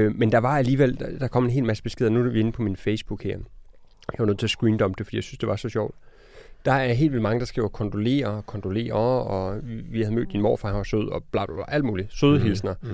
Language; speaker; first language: Danish; native; Danish